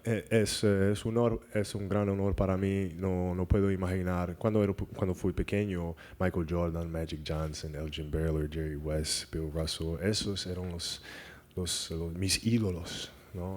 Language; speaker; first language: Spanish; non-native, learner; English